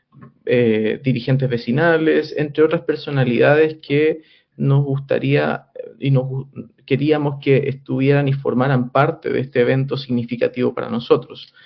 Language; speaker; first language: Spanish; native; Spanish